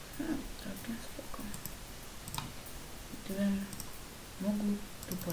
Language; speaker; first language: Polish; native; Polish